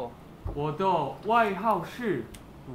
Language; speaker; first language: Chinese; non-native, learner; Korean